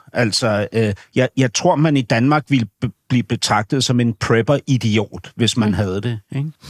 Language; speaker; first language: Danish; native; Danish